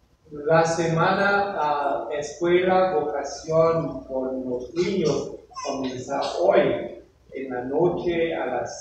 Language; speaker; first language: Spanish; non-native, learner; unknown